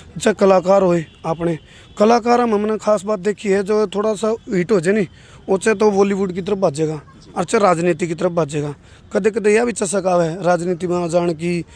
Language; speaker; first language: Hindi; native; Hindi